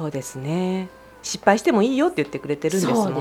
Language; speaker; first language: Japanese; native; Japanese